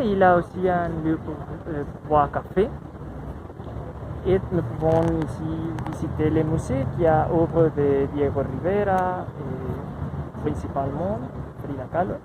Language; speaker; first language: French; non-native, learner; Spanish